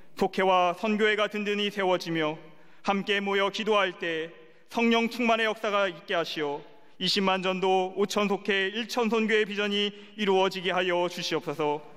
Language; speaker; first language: Korean; native; Korean